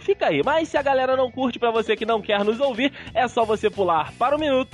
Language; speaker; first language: Portuguese; native; Portuguese